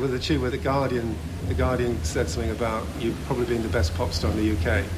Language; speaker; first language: English; native; English